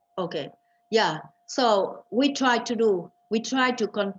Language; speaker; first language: English; non-native, fluent; Vietnamese